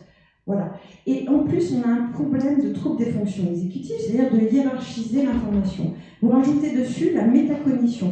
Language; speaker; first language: French; native; French